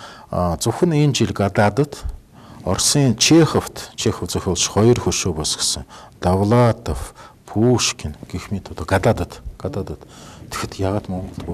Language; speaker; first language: Mongolian; non-native, fluent; Russian